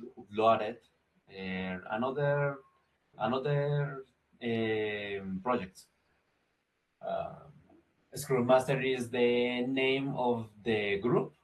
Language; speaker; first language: English; non-native, learner; Spanish